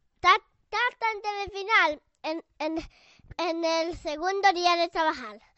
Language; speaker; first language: Spanish; early bilingual, heritage; Spanish